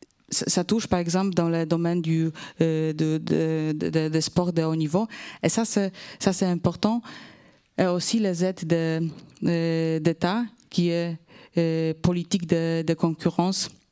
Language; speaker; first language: French; non-native, fluent; Polish